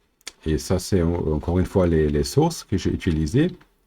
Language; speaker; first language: French; non-native, fluent; German